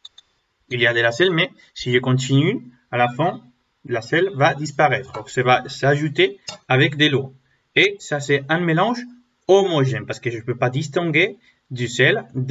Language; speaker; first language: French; non-native, learner; Spanish